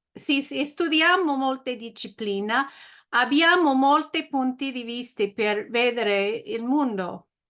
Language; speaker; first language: Italian; non-native, learner; English